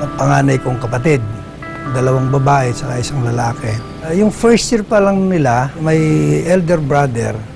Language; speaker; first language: Filipino; non-native, local second language; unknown